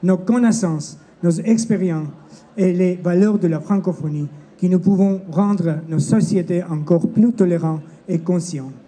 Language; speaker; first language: French; non-native, learner; Armenian